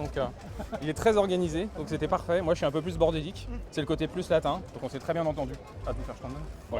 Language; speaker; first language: French; native; French